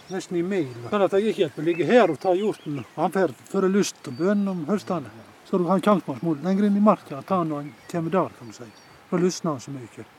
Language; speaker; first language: Norwegian; native; Norwegian